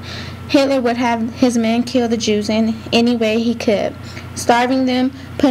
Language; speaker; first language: English; native; English